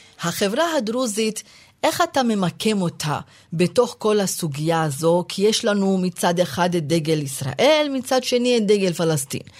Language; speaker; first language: Hebrew; non-native, local second language; Arabic